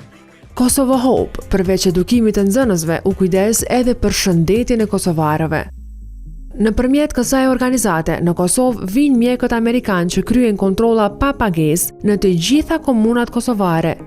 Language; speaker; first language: Albanian; native; Albanian